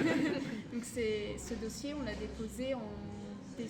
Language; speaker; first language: French; native; French